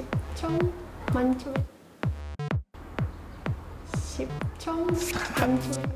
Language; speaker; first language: Korean; non-native, fluent; Czech